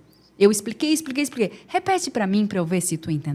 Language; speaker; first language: Portuguese; native; Portuguese